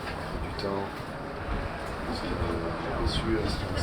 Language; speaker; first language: French; native; French